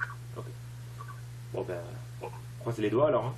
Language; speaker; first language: French; native; French